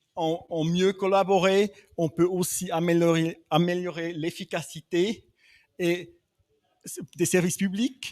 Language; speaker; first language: French; non-native, fluent; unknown